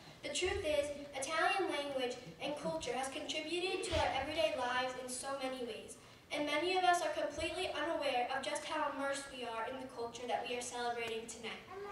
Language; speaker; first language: English; native; English